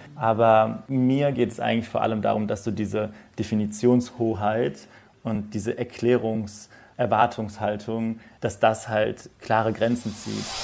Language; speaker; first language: German; early bilingual, other home language; Persian